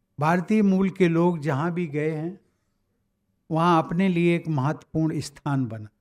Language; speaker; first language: Hindi; native; Hindi